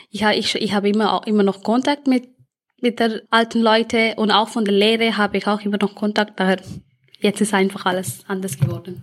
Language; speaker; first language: German; early bilingual, other home language; Tamil